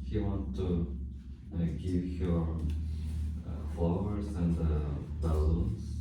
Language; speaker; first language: English; non-native, learner; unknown